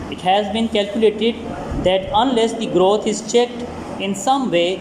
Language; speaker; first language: English; non-native, local second language; Urdu